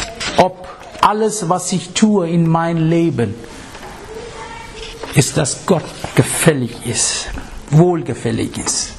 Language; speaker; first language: German; non-native, fluent; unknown